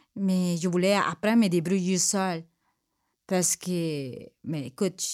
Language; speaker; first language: French; non-native, learner; Spanish